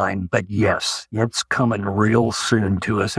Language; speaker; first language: English; native; English